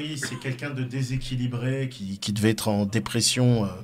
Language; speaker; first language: French; native; French